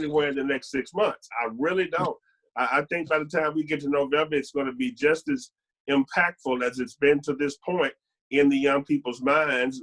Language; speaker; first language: English; native; English